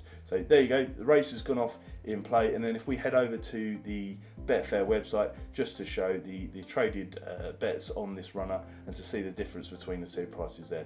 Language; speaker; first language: English; native; English